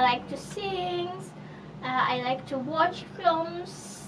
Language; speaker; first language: English; non-native, fluent; Indonesian